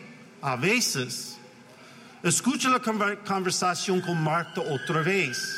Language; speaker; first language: Spanish; non-native, learner; English